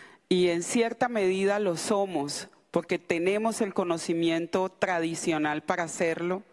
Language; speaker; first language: Spanish; non-native, local second language; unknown